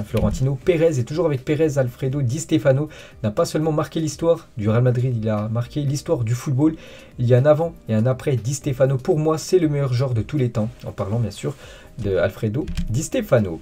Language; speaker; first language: French; native; French